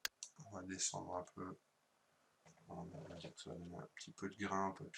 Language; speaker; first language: French; native; French